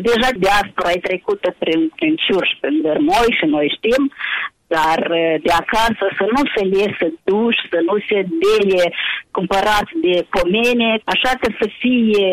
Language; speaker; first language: Romanian; native; Romanian